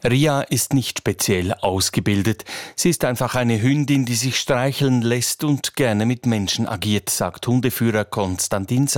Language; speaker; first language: German; native; German